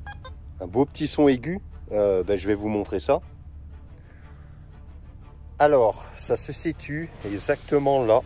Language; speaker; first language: French; native; French